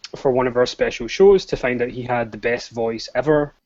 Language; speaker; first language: English; native; English